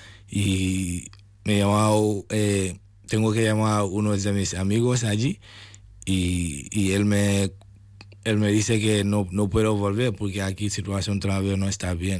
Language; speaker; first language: Spanish; non-native, learner; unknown